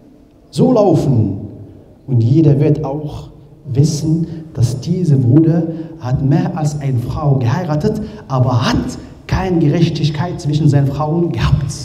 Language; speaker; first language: German; non-native, learner; Arabic